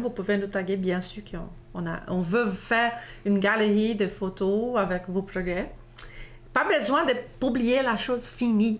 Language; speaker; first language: French; non-native, fluent; Portuguese